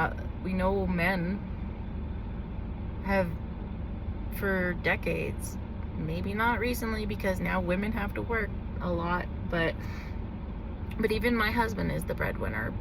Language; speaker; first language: English; native; English